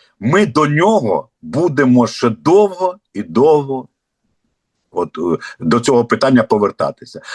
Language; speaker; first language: Ukrainian; non-native, local second language; Russian